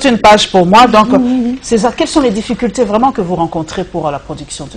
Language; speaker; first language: French; non-native, local second language; Lingala